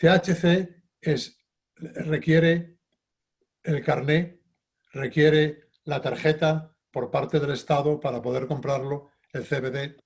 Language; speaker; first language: Spanish; native; Spanish